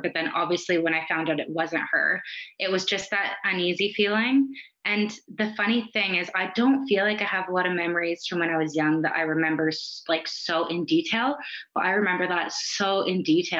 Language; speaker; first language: English; native; English